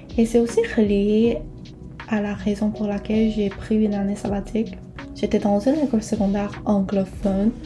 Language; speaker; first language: French; non-native, fluent; Korean